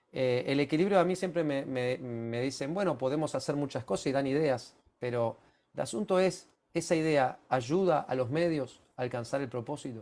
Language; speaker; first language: Spanish; native; Spanish